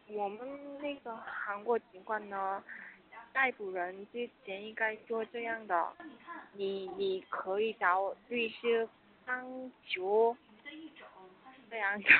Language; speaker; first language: Chinese; non-native, learner; Korean